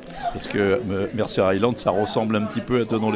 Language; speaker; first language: French; native; French